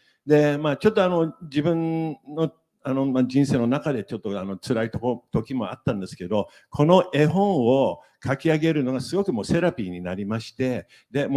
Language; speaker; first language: Japanese; native; Japanese